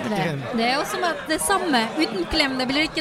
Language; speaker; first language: Norwegian; non-native, fluent; Turkish